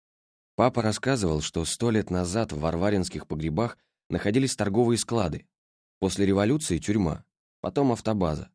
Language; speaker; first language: Russian; native; Russian